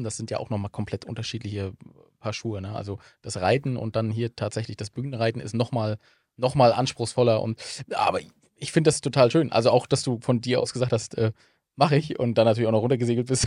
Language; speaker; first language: German; native; German